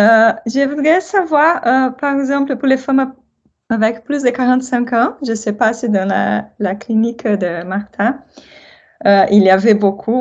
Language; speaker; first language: French; non-native, fluent; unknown